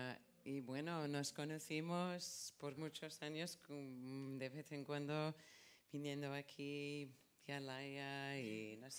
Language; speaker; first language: Spanish; non-native, fluent; English